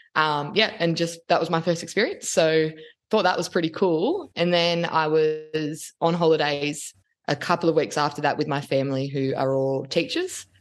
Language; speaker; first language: English; native; English